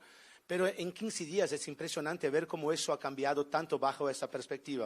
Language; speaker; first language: Spanish; non-native, local second language; Portuguese